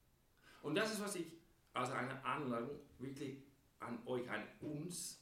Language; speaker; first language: German; non-native, fluent; English